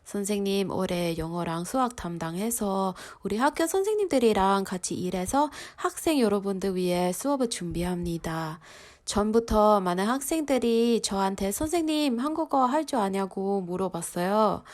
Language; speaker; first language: Korean; non-native, fluent; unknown